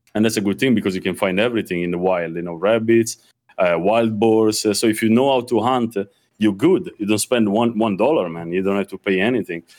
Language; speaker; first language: English; non-native, fluent; Italian